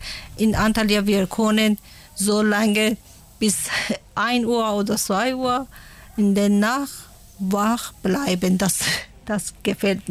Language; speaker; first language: German; non-native, learner; Persian